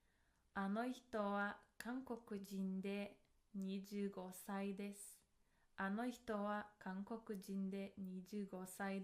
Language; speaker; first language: Japanese; non-native, fluent; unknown